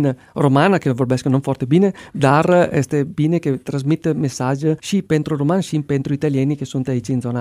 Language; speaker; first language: Romanian; non-native, learner; Italian